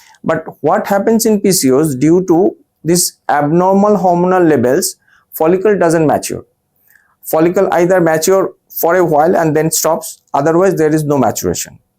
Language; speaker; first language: English; non-native, local second language; Bangla